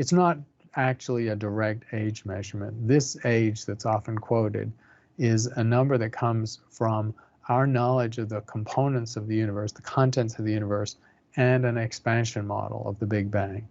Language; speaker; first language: English; native; English